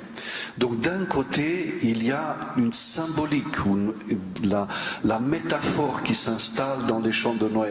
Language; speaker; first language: French; non-native, fluent; Romanian